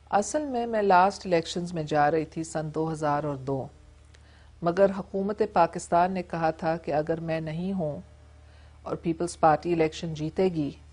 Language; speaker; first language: Urdu; non-native, local second language; English